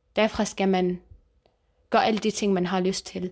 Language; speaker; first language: Danish; non-native, fluent; Arabic